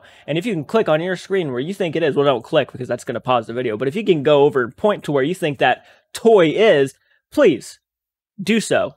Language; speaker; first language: English; native; English